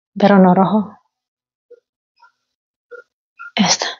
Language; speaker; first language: Spanish; non-native, learner; Indonesian